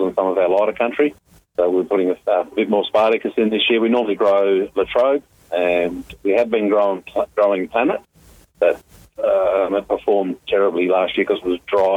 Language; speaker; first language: English; native; English